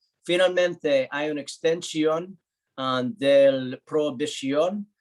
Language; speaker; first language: Spanish; non-native, learner; English